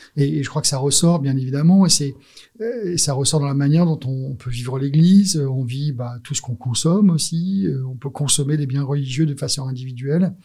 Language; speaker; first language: French; native; French